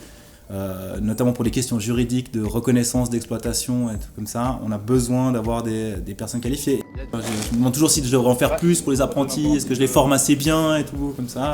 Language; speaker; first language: French; native; French